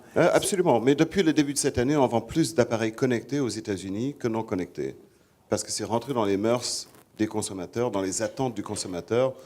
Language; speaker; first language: French; non-native, fluent; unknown